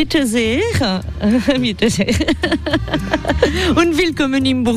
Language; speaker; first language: German; non-native, learner; French